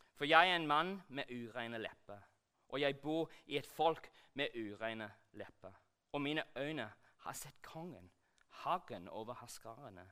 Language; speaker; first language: Norwegian; non-native, fluent; English